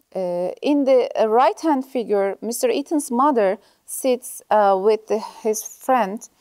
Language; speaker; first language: English; non-native, learner; Turkish